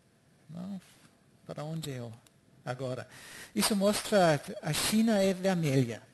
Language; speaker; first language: Portuguese; non-native, fluent; German